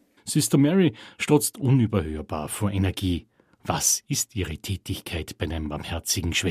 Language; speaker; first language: German; native; German